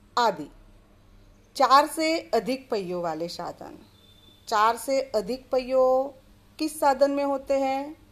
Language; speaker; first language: Hindi; non-native, local second language; Gujarati